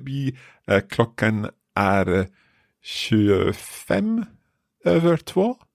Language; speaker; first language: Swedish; non-native, learner; English